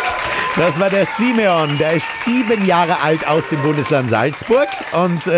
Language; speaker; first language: German; native; German